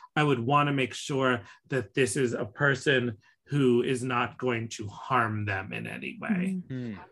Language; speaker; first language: English; native; English